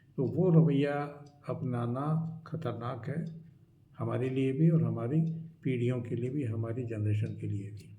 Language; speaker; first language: Hindi; non-native, local second language; Marathi